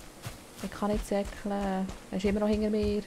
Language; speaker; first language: German; native; German